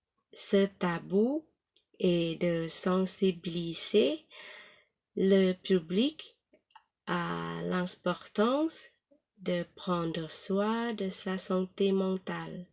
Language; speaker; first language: French; non-native, learner; Thai